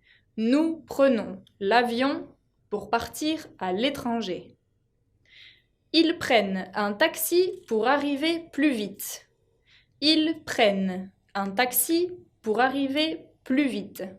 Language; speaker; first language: French; non-native, fluent; Spanish